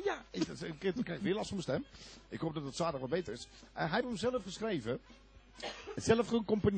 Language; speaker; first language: Dutch; native; Dutch